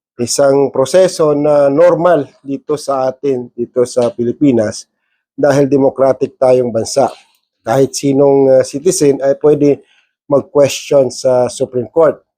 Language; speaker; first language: Filipino; non-native, local second language; Maguindanaon